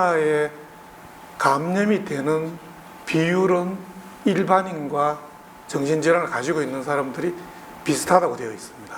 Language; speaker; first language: Korean; native; Korean